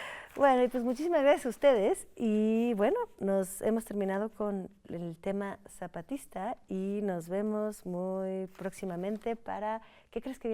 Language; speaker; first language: Spanish; native; Spanish